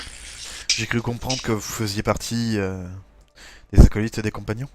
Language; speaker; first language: French; native; French